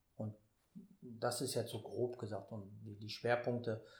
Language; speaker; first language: German; native; German